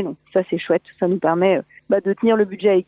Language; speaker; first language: French; native; French